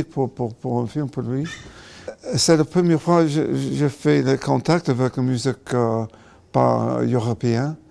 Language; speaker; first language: French; non-native, learner; English